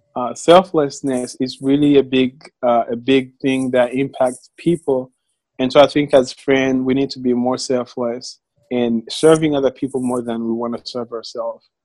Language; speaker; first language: English; non-native, local second language; Kinyarwanda